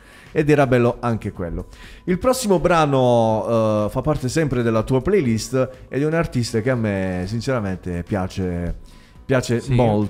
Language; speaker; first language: Italian; native; Italian